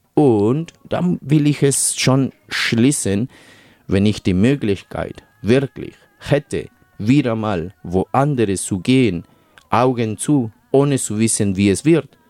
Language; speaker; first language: German; non-native, fluent; Spanish